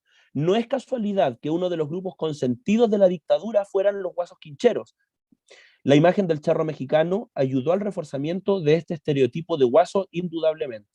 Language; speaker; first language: Spanish; native; Spanish